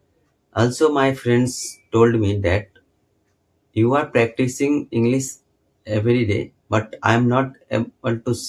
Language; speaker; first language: English; non-native, learner; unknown